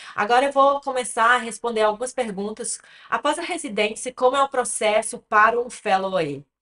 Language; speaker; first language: Portuguese; early bilingual, other home language; English